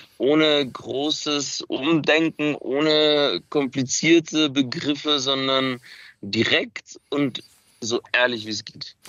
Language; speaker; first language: German; early bilingual, other home language; Macedonian